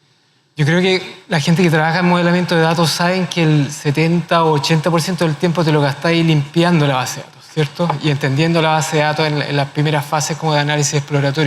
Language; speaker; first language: Spanish; native; Spanish